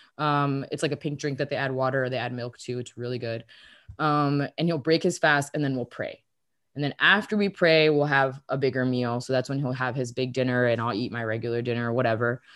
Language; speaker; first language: English; early bilingual, other home language; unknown